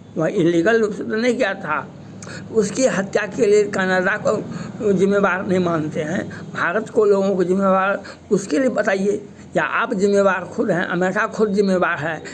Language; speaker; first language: Hindi; native; Hindi